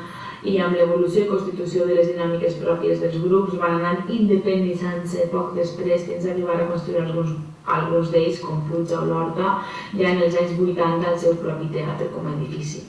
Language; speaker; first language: Catalan; native; Catalan